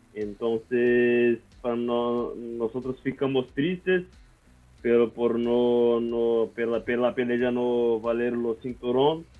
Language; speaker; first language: Spanish; non-native, learner; Portuguese